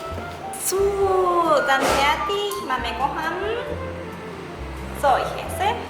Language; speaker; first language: German; non-native, learner; Japanese